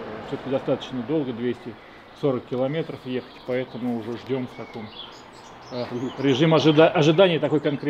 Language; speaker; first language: Russian; native; Russian